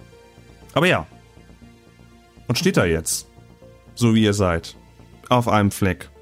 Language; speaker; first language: German; native; German